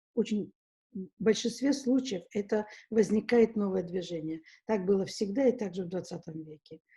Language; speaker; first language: Russian; native; Russian